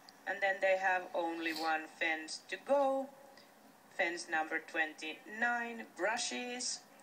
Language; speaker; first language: English; non-native, fluent; Finnish